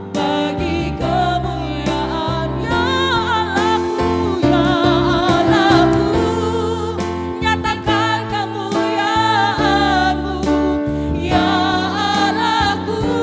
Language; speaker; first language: Indonesian; native; Indonesian